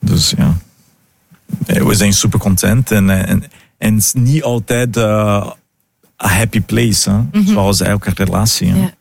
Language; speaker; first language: Dutch; non-native, fluent; Italian